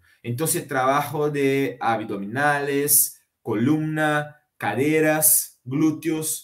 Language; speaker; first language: Spanish; non-native, fluent; Portuguese